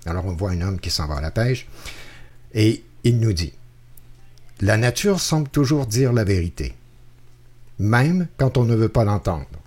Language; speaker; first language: French; native; French